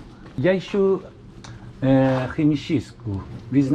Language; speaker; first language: Russian; non-native, learner; Spanish